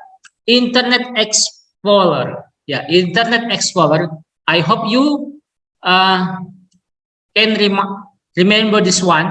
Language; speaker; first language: English; non-native, learner; Indonesian